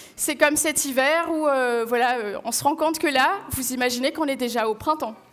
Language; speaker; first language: French; non-native, local second language; Malagasy